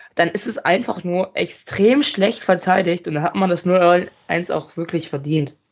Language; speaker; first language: German; native; German